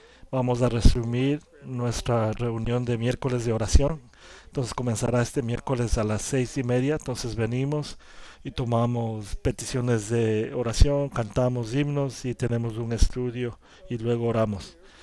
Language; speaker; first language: Spanish; non-native, learner; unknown